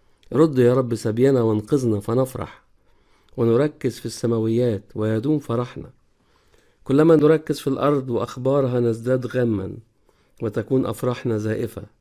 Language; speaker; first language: Arabic; native; Arabic